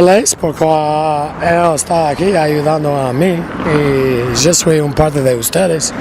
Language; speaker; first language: Spanish; non-native, learner; English